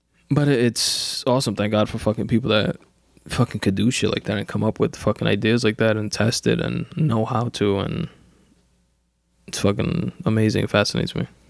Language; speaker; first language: English; native; English